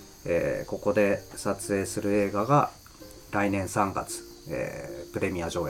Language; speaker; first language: Japanese; native; Japanese